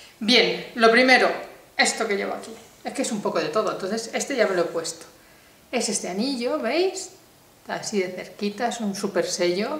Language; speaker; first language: Spanish; native; Spanish